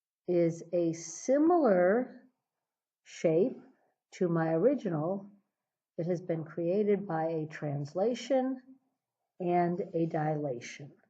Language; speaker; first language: English; native; English